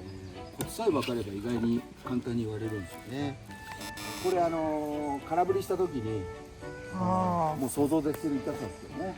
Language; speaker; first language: Japanese; native; Japanese